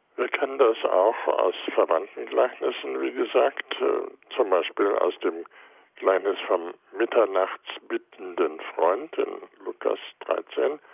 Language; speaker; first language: German; native; German